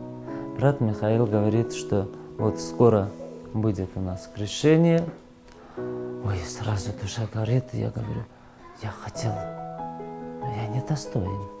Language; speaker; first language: Russian; non-native, fluent; Georgian